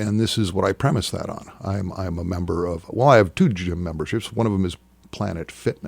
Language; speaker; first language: English; native; English